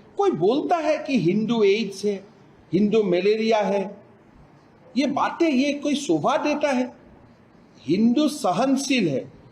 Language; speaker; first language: Hindi; non-native, local second language; Assamese